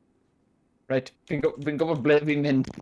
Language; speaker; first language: Welsh; non-native, local second language; English